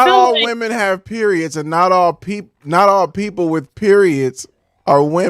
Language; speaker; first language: English; native; English